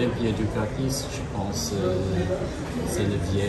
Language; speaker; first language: French; non-native, fluent; English